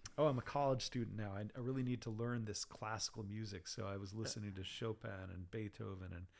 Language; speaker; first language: English; native; English